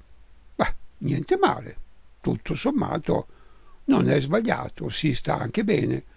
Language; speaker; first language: Italian; native; Italian